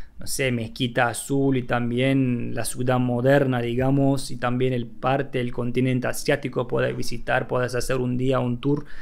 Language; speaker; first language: Spanish; non-native, fluent; Turkish